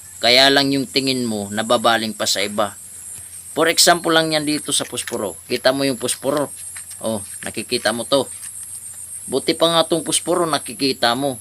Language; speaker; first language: Filipino; non-native, local second language; Waray